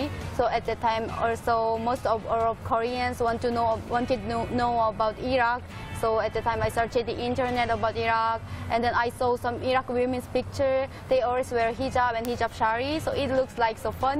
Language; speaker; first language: English; non-native, fluent; Korean